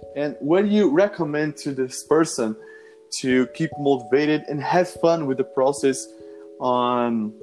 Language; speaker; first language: English; non-native, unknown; Portuguese